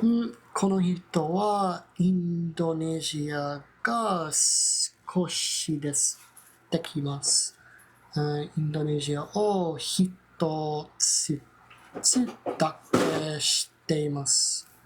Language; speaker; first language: Japanese; non-native, learner; English